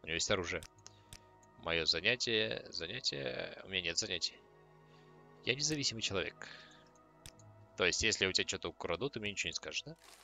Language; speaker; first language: Russian; native; Russian